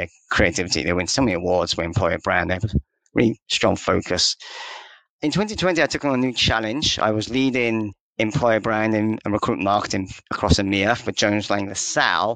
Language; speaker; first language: English; native; English